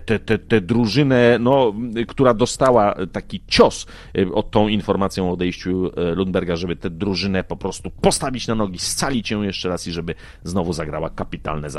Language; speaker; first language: Polish; native; Polish